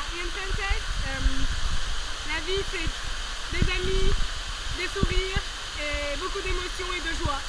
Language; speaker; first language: French; non-native, fluent; Spanish